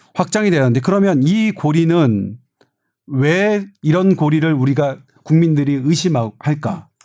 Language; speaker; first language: Korean; native; Korean